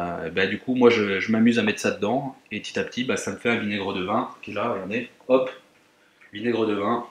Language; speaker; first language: French; native; French